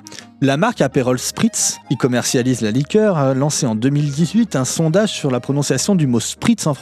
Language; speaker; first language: French; native; French